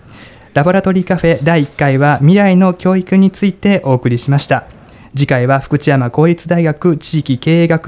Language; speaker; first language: Japanese; native; Japanese